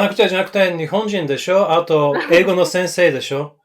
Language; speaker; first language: Japanese; non-native, learner; English